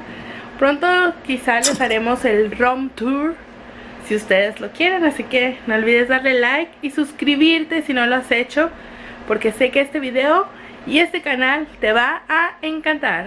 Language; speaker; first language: Spanish; native; Spanish